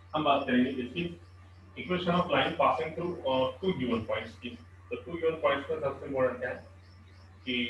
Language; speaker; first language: Hindi; non-native, local second language; Marathi